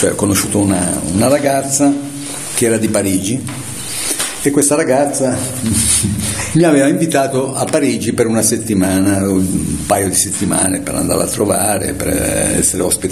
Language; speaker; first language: Italian; native; Italian